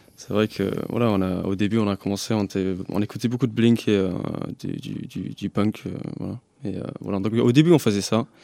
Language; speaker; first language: French; early bilingual, other home language; English